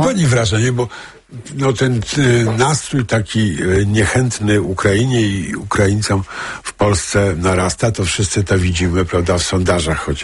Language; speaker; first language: Polish; native; Polish